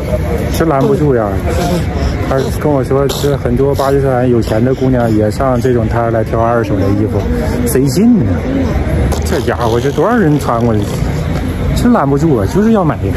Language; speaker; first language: Chinese; native; Chinese